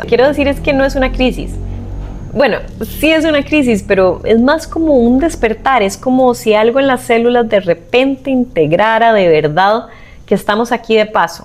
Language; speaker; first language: Spanish; native; Spanish